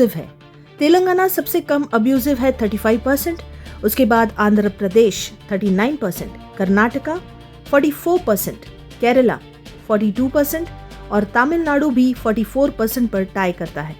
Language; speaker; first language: Hindi; native; Hindi